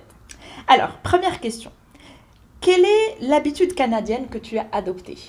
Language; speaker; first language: French; native; French